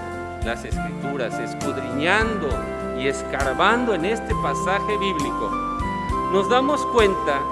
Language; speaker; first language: Spanish; native; Spanish